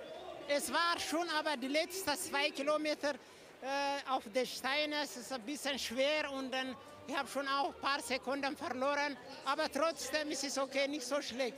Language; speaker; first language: German; non-native, fluent; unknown